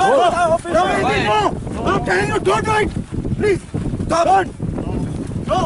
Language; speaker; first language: English; non-native, learner; Hindi